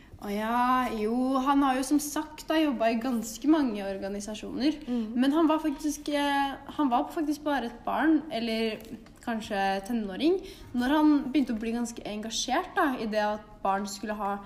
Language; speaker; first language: Norwegian; native; Norwegian